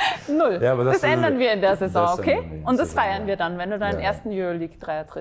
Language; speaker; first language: German; native; German